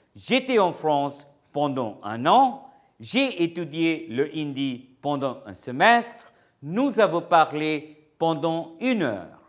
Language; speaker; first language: French; non-native, fluent; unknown